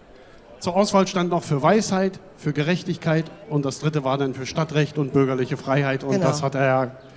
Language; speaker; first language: German; native; German